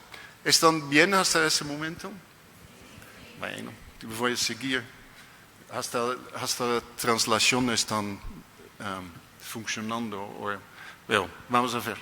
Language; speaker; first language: Spanish; non-native, learner; Dutch